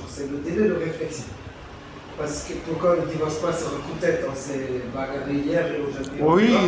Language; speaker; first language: French; native; French